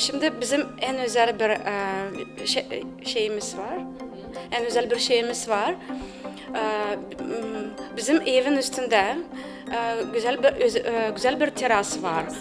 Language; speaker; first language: Turkish; non-native, learner; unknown